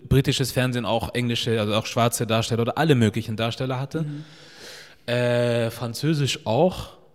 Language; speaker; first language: German; early bilingual, other home language; Portuguese